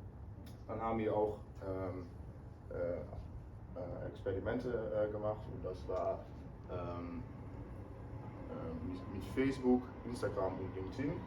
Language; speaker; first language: German; non-native, learner; Dutch